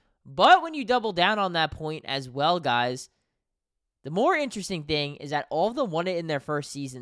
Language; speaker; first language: English; native; English